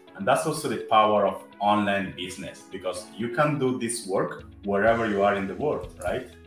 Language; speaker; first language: English; non-native, fluent; Italian